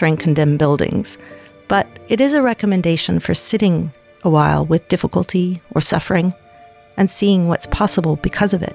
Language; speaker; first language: English; native; English